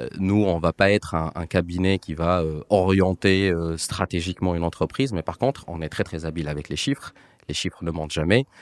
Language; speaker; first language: French; non-native, local second language; Arabic